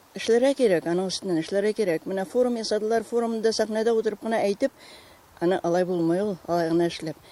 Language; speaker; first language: Tatar; native; Tatar